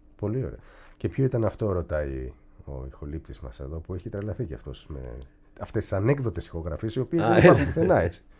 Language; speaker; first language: Greek; native; Greek